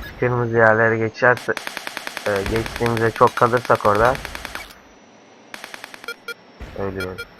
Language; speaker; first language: Turkish; native; Turkish